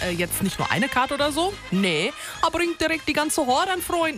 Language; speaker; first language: German; native; German